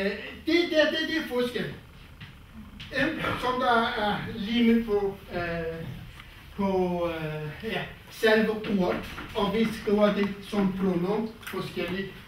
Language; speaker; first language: Danish; non-native, fluent; Kurdish